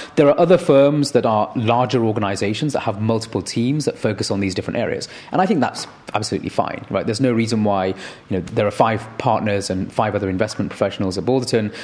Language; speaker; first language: English; native; English